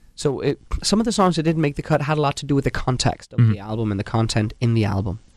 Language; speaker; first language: English; non-native, fluent; Danish